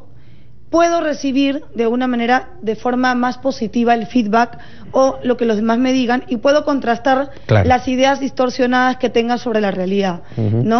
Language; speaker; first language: Spanish; native; Spanish